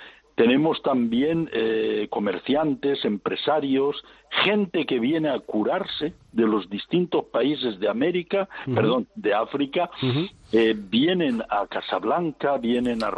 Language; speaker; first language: Spanish; native; Spanish